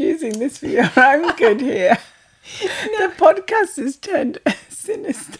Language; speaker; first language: English; native; English